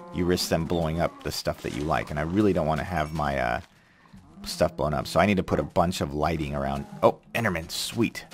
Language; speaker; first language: English; native; English